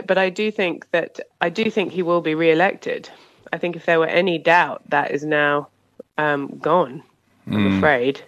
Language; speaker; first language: English; native; English